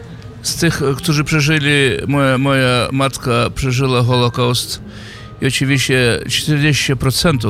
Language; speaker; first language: Polish; non-native, fluent; Yiddish